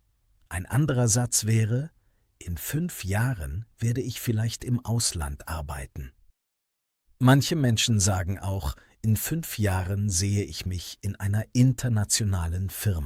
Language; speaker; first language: German; native; German